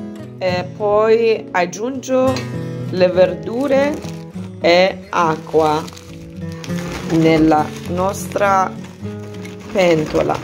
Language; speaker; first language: Italian; non-native, learner; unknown